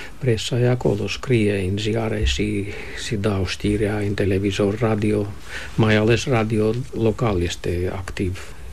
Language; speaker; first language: Romanian; non-native, fluent; Finnish